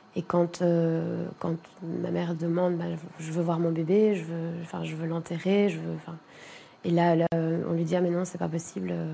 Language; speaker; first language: French; native; French